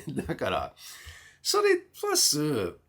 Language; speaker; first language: Japanese; non-native, fluent; English